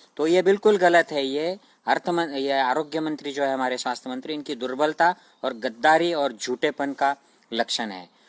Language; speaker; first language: Hindi; non-native, local second language; Marathi